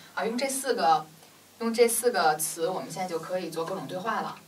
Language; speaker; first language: French; non-native, fluent; Chinese